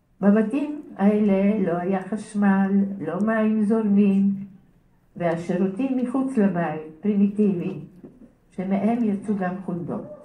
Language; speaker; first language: Hebrew; early bilingual, other home language; Bulgarian